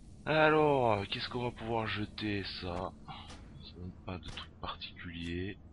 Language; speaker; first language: French; native; French